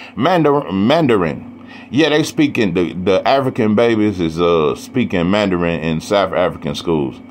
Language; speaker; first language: English; native; English